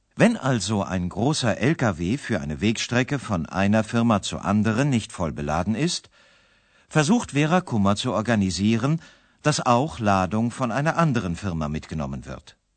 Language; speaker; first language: German; native; German